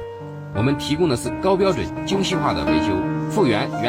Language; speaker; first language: Chinese; native; Chinese